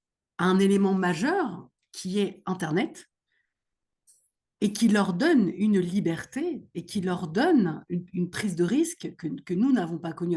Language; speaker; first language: French; native; French